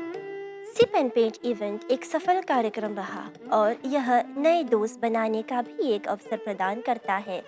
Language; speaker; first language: Hindi; non-native, local second language; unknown